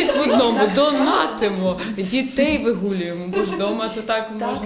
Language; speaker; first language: Ukrainian; native; Ukrainian